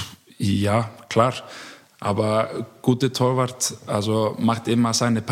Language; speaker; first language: German; non-native, learner; Icelandic